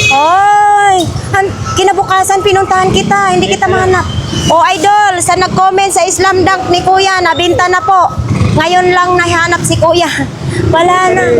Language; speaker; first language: Filipino; non-native, local second language; Cebuano